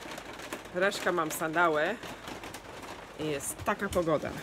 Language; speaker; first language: Polish; non-native, fluent; English